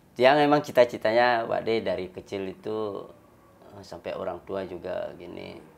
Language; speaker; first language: Indonesian; non-native, local second language; Balinese